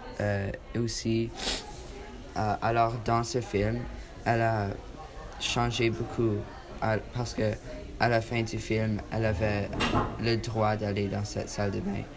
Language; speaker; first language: French; non-native, learner; English